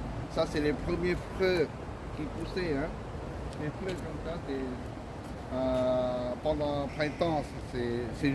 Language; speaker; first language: French; non-native, learner; Hmong